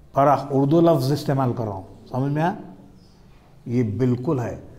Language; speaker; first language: Hindi; non-native, local second language; Marathi